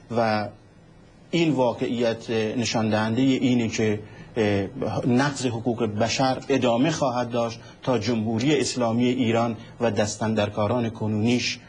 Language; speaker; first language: Persian; non-native, local second language; Central Kurdish